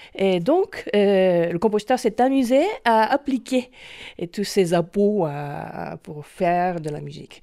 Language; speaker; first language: French; non-native, fluent; Japanese